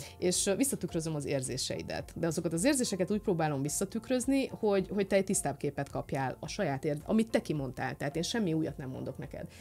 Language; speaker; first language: Hungarian; native; Hungarian